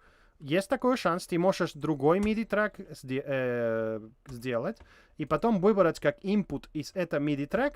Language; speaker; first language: Russian; non-native, learner; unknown